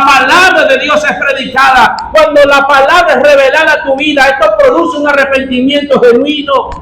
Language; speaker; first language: Spanish; native; Spanish